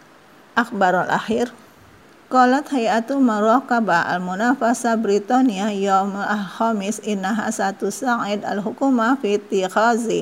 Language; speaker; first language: Arabic; non-native, fluent; Indonesian